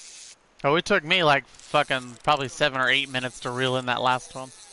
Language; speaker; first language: English; native; English